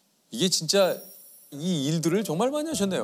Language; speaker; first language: Korean; native; Korean